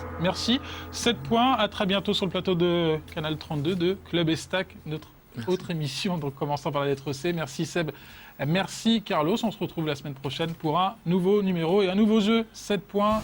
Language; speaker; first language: French; native; French